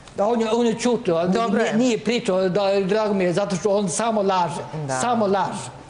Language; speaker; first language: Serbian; non-native, learner; Norwegian